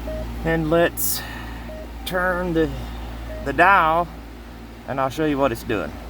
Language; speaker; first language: English; native; English